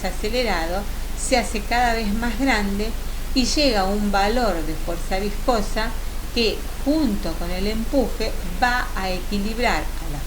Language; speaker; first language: Spanish; native; Spanish